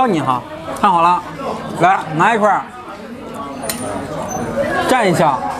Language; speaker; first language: Chinese; native; Chinese